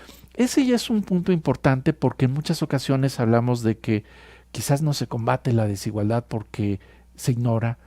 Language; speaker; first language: Spanish; native; Spanish